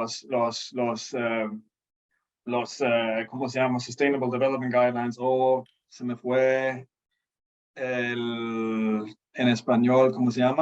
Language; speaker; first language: Spanish; non-native, fluent; Danish